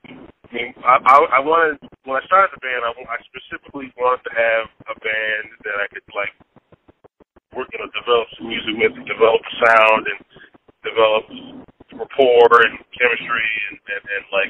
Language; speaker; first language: English; native; English